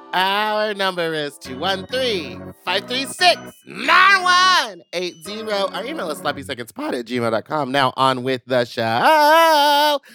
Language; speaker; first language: English; native; English